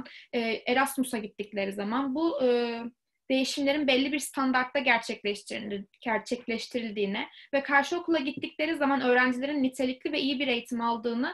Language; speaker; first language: Turkish; native; Turkish